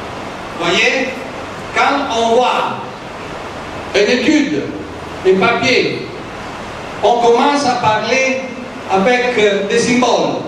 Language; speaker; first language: French; non-native, fluent; Italian